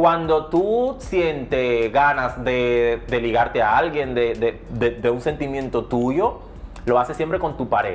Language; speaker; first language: Spanish; native; Spanish